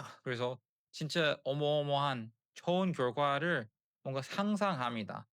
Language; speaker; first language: Korean; non-native, learner; English